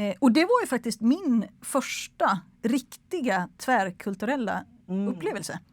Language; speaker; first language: Swedish; native; Swedish